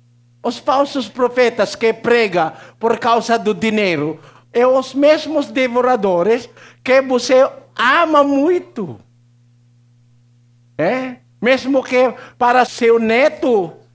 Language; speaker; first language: Portuguese; non-native, learner; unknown